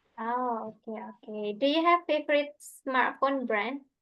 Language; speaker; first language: English; non-native, fluent; Indonesian